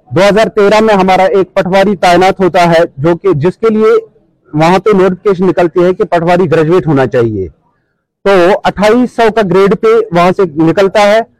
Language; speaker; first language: Urdu; non-native, local second language; Kashmiri